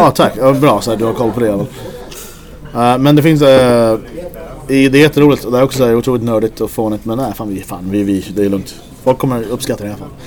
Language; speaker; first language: Swedish; native; Swedish